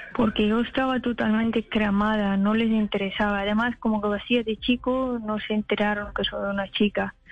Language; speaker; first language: Spanish; non-native, fluent; Persian